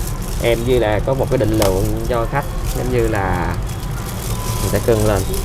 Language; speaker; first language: Vietnamese; native; Vietnamese